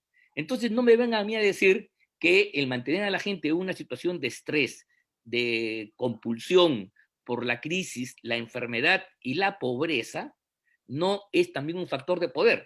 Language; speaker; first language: Spanish; native; Spanish